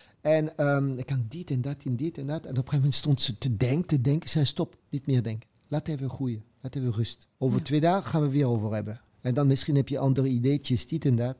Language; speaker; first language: Dutch; non-native, fluent; French